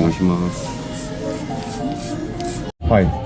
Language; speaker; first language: Japanese; non-native, learner; Korean